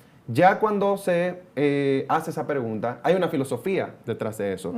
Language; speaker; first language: Spanish; native; Spanish